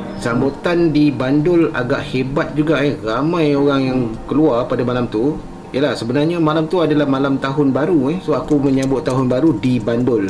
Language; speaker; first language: Malay; native; Malay